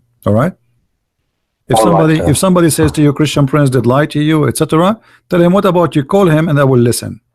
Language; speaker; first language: English; non-native, fluent; Arabic